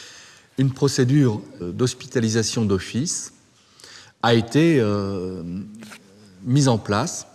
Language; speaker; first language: French; native; French